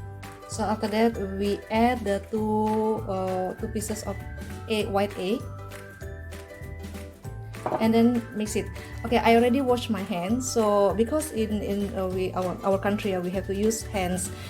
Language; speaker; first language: English; non-native, learner; Indonesian